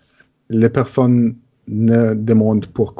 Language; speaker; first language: French; non-native, learner; German